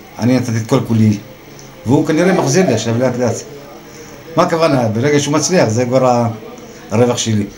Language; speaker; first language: Hebrew; non-native, local second language; Arabic